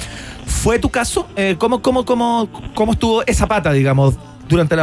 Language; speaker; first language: Spanish; native; Spanish